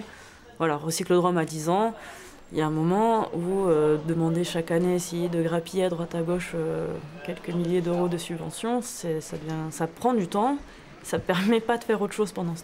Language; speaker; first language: French; native; French